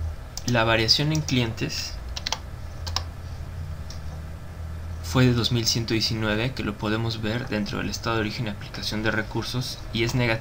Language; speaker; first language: Spanish; native; Spanish